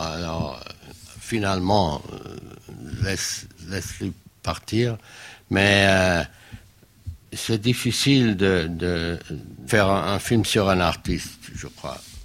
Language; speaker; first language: French; non-native, fluent; German